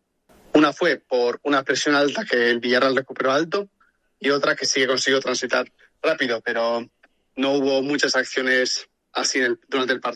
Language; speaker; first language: Spanish; native; Spanish